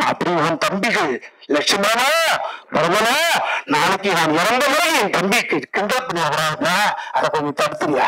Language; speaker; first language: Tamil; native; Tamil